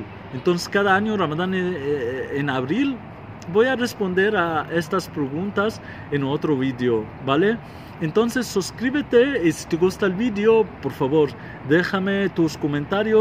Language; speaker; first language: Spanish; non-native, fluent; Arabic